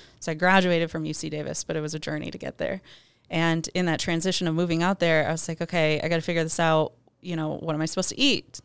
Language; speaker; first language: English; native; English